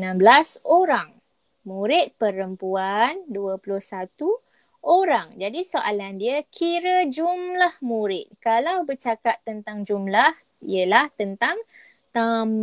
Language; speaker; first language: Malay; native; Malay